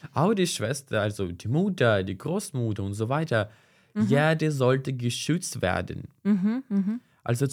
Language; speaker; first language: German; non-native, fluent; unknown